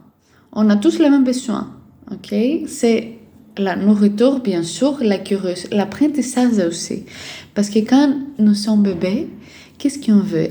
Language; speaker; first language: French; non-native, fluent; Greek